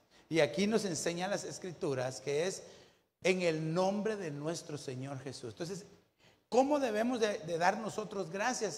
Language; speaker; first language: Spanish; native; Spanish